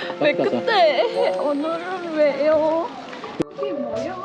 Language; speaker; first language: Korean; non-native, learner; Vietnamese